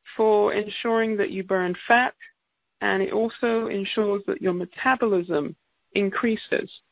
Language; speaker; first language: English; native; English